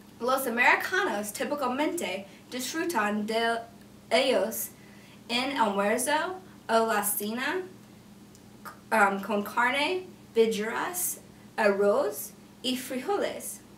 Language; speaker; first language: Spanish; non-native, learner; English